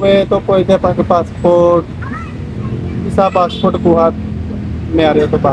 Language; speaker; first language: Filipino; non-native, learner; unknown